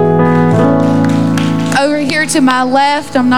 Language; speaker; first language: English; native; English